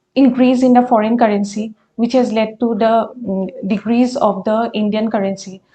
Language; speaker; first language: English; non-native, local second language; Assamese